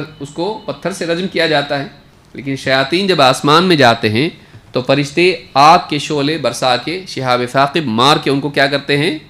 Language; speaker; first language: Urdu; native; Urdu